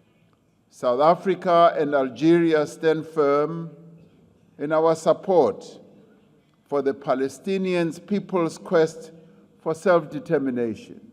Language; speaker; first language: English; non-native, local second language; Venda